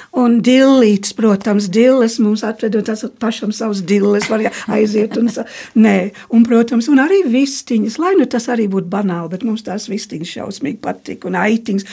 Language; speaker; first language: Latvian; early bilingual, heritage; Latvian